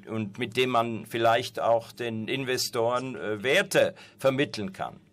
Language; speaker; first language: German; non-native, fluent; Persian